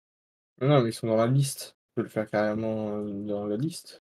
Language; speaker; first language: French; native; French